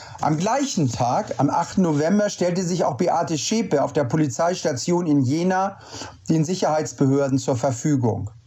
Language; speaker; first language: German; native; German